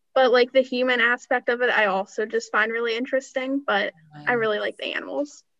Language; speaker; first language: English; native; English